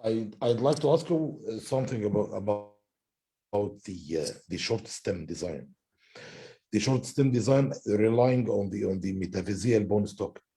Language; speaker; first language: English; non-native, fluent; Arabic